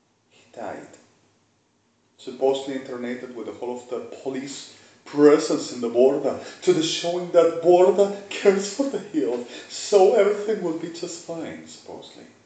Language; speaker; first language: English; non-native, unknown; Spanish